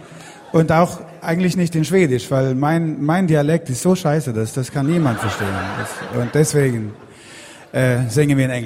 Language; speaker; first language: German; non-native, learner; Swedish